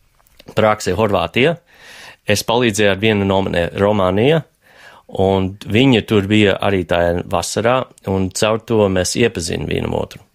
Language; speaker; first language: Latvian; non-native, fluent; English